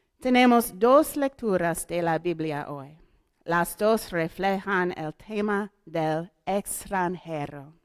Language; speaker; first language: Spanish; non-native, learner; English